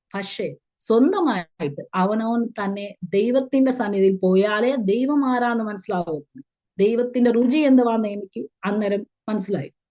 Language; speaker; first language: Malayalam; early bilingual, heritage; Malayalam